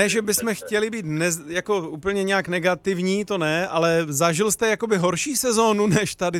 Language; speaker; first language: Czech; native; Czech